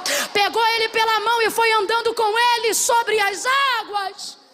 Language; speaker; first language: Portuguese; native; Portuguese